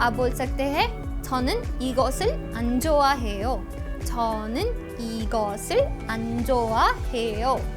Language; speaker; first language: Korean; non-native, fluent; Hindi